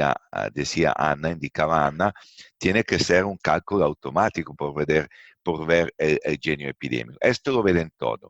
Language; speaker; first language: Spanish; non-native, fluent; Italian